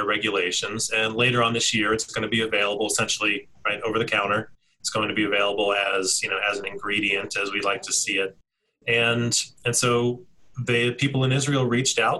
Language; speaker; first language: English; native; English